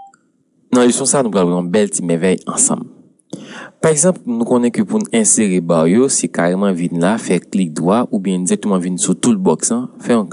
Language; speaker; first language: French; non-native, local second language; Haitian Creole